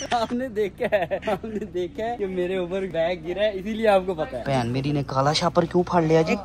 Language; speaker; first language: Urdu; non-native, local second language; Punjabi